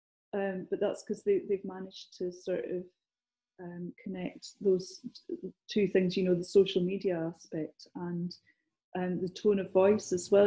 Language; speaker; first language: English; native; English